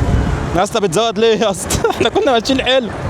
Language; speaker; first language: Arabic; native; Arabic